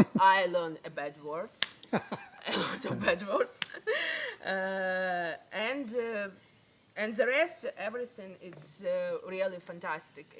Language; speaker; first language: English; non-native, learner; Ukrainian